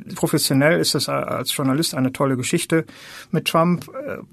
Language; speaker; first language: German; native; German